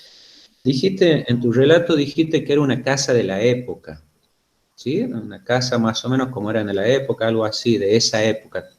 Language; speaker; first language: Spanish; native; Spanish